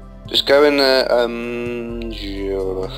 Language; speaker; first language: English; native; English